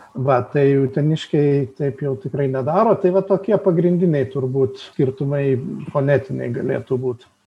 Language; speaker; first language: Lithuanian; native; Lithuanian